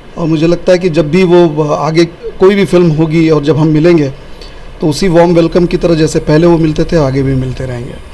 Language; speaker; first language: Hindi; non-native, local second language; Bhojpuri